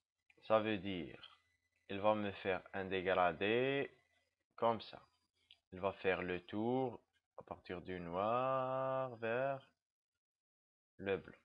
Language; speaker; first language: French; non-native, local second language; Arabic